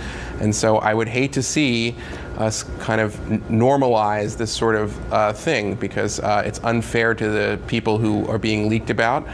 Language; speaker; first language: English; native; English